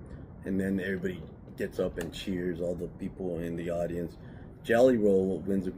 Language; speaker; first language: English; native; English